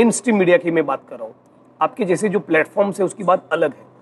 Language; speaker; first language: Hindi; non-native, local second language; Gujarati